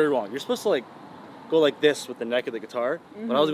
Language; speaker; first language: English; early bilingual, other home language; Persian